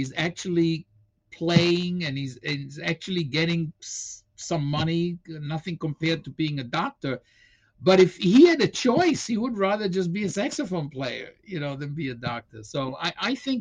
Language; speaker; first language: English; non-native, fluent; Hebrew